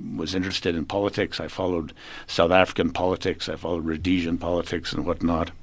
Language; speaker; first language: English; native; English